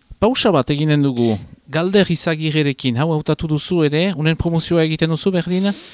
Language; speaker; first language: Basque; native; Basque